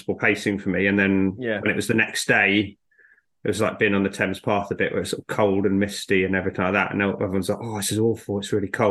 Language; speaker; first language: English; native; English